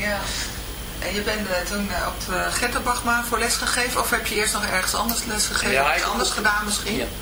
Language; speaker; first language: Dutch; native; Dutch